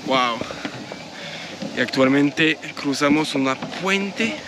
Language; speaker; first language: Spanish; non-native, learner; French